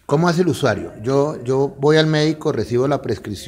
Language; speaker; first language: Spanish; native; Spanish